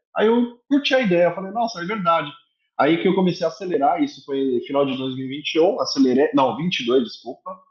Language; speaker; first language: Portuguese; early bilingual, other home language; Korean